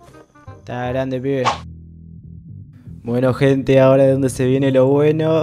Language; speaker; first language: Spanish; native; Spanish